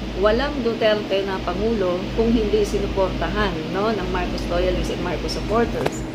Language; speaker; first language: Filipino; non-native, local second language; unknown